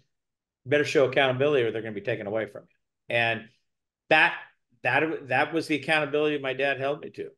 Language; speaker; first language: English; native; English